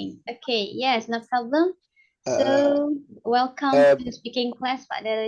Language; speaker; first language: English; non-native, learner; Indonesian